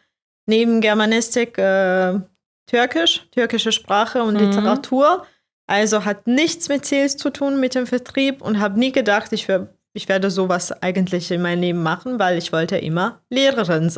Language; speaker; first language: German; non-native, fluent; Croatian